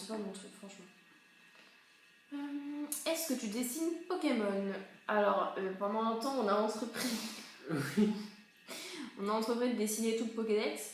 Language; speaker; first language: French; native; French